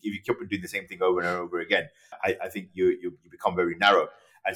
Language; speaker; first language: English; native; English